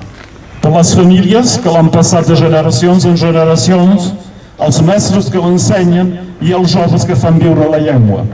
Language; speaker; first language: Catalan; non-native, local second language; French